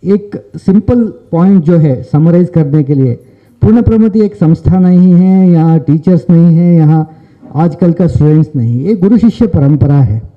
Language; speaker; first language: Hindi; non-native, local second language; Kannada